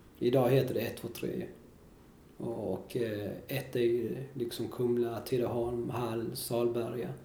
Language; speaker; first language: Swedish; early bilingual, other home language; Spanish